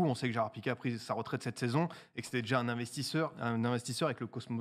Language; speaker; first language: French; native; French